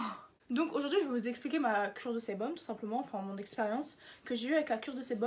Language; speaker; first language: French; native; French